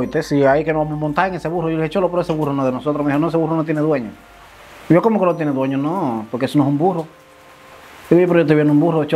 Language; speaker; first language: Spanish; native; Spanish